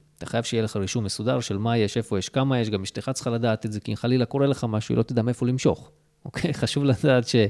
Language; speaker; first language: Hebrew; early bilingual, other home language; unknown